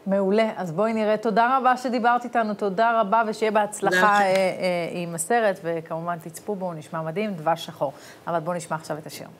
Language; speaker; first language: Hebrew; native; Hebrew